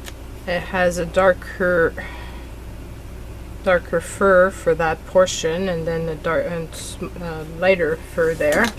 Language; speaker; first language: English; native; English